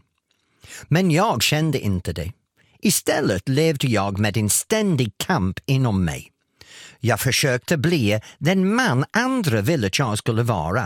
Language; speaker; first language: Swedish; non-native, fluent; English